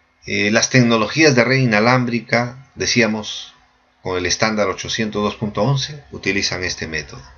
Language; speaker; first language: Spanish; native; Spanish